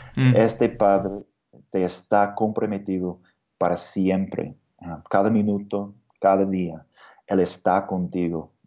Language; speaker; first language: Spanish; non-native, fluent; English